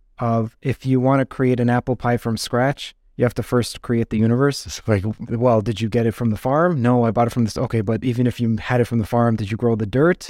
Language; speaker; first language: English; native; English